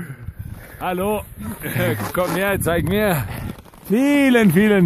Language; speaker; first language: German; non-native, fluent; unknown